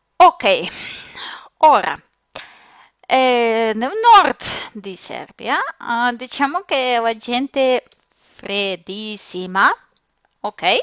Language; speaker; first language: Italian; non-native, fluent; Serbian